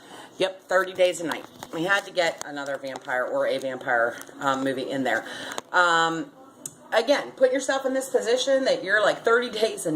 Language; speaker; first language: English; native; English